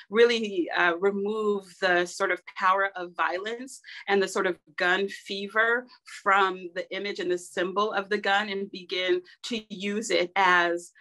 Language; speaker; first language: English; native; English